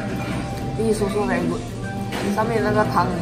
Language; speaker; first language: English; non-native, local second language; Chinese